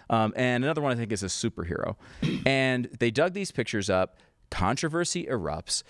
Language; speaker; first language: English; native; English